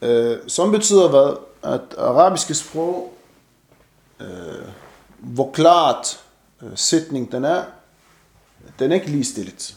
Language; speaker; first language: Danish; non-native, fluent; Arabic